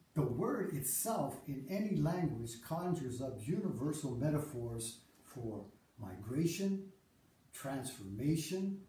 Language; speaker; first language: English; early bilingual, other home language; Spanish